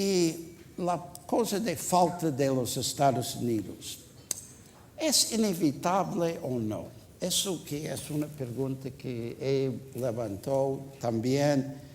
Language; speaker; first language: Spanish; non-native, fluent; English